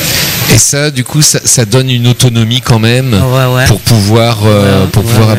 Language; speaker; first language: French; native; French